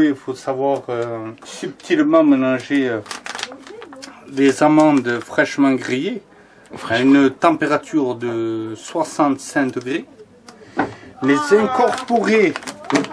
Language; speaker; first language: French; native; French